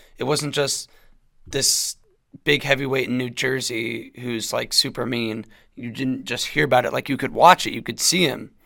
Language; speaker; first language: English; native; English